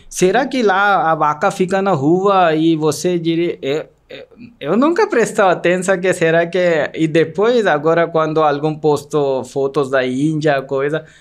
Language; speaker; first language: Portuguese; non-native, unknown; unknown